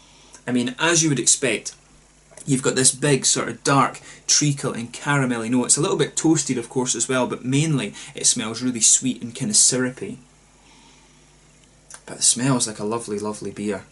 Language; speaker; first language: English; native; English